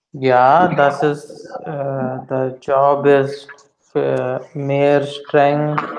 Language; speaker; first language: German; non-native, learner; Hindi